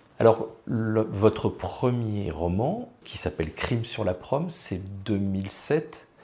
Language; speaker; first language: French; native; French